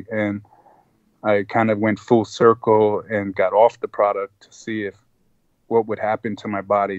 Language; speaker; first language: English; non-native, fluent; Spanish